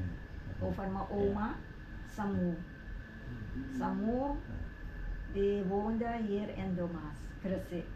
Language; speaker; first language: Dutch; non-native, local second language; Javanese